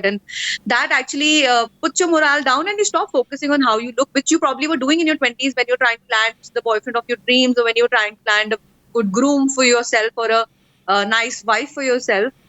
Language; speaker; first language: English; non-native, local second language; Hindi